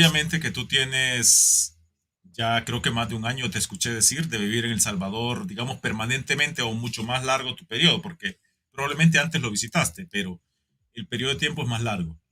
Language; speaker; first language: Spanish; native; Spanish